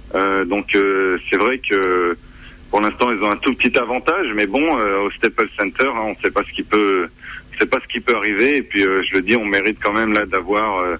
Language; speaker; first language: French; native; French